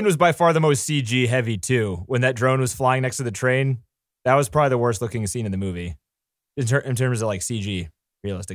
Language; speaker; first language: English; native; English